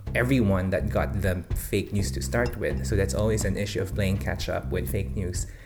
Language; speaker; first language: English; non-native, local second language; Filipino